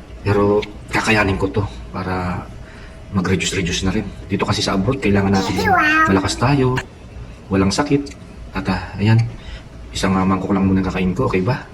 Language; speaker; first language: Filipino; non-native, local second language; Pampanga